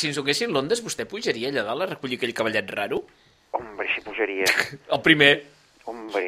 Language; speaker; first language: Catalan; native; Catalan